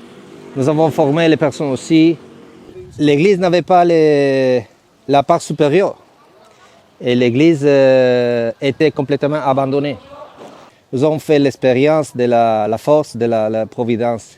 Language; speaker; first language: French; non-native, fluent; Italian